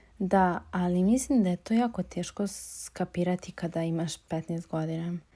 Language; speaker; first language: Bosnian; native; Bosnian